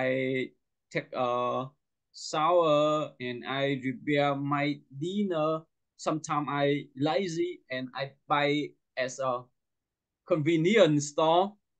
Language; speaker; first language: English; non-native, local second language; Vietnamese